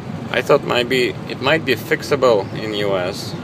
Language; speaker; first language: English; non-native, fluent; Russian